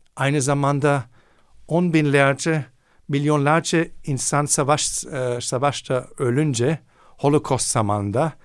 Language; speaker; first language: Turkish; non-native, fluent; German